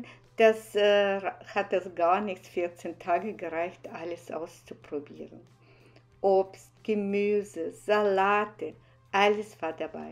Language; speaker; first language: German; non-native, fluent; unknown